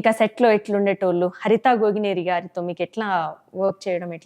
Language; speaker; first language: Telugu; native; Telugu